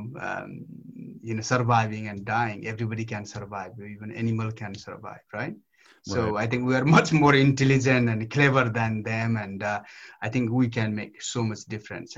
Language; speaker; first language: English; non-native, local second language; Nepali